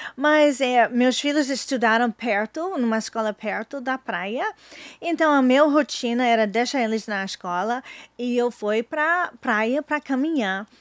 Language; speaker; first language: Portuguese; non-native, learner; English